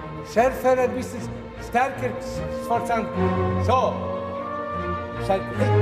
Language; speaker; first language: German; non-native, fluent; Latvian